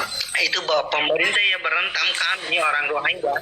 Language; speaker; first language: Indonesian; non-native, learner; Rohingya